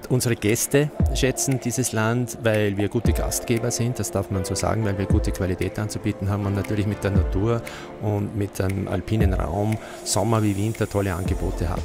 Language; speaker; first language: German; native; German